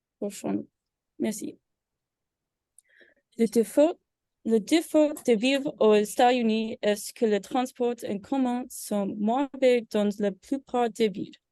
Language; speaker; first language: French; non-native, learner; English